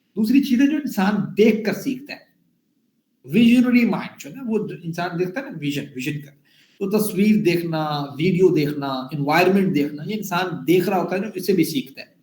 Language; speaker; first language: Urdu; native; Urdu